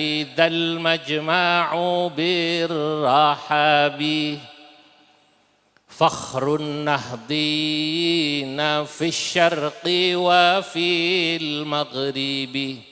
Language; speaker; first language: Arabic; non-native, fluent; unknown